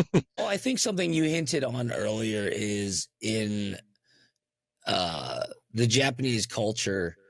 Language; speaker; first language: English; native; English